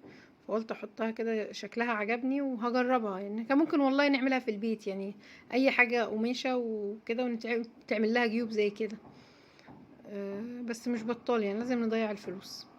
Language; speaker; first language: Arabic; native; Arabic